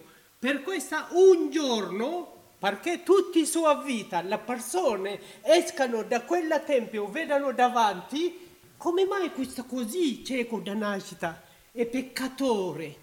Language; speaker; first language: Italian; non-native, learner; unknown